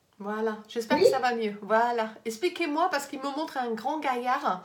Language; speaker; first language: French; native; French